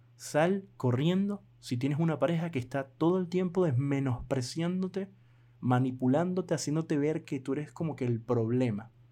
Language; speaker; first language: Spanish; native; Spanish